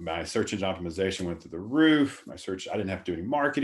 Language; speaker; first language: English; native; English